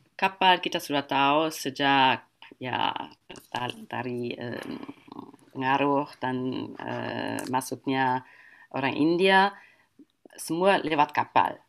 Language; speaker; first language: Indonesian; non-native, fluent; German